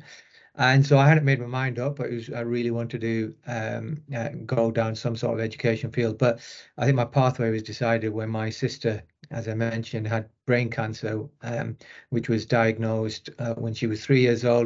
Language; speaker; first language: English; native; English